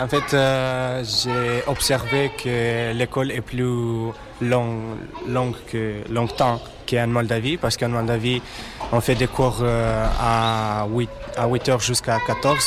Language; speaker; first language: French; non-native, learner; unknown